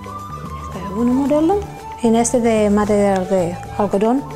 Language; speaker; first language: Spanish; non-native, learner; Finnish